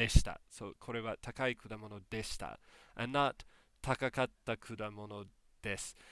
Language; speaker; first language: Japanese; non-native, fluent; English